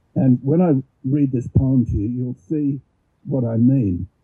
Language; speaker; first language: English; native; English